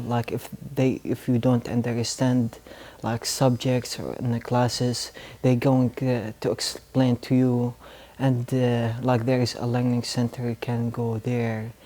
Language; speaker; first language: English; non-native, learner; Arabic